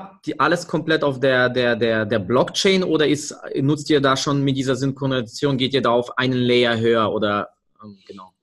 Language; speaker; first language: German; native; German